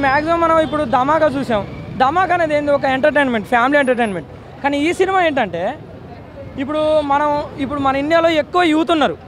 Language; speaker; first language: Telugu; native; Telugu